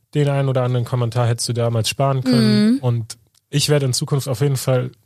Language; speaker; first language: German; native; German